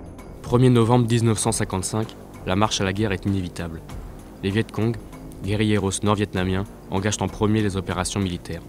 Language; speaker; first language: French; native; French